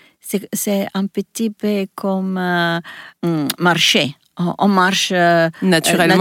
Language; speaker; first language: French; non-native, learner; Italian